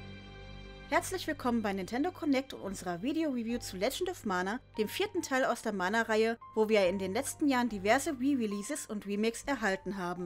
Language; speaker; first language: German; native; German